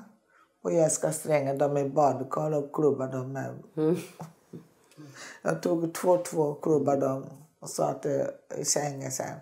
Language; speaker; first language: Swedish; non-native, learner; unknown